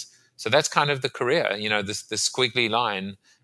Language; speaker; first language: English; native; English